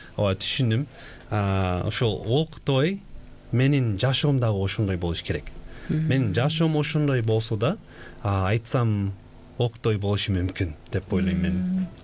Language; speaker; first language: Kyrgyz; non-native, fluent; Korean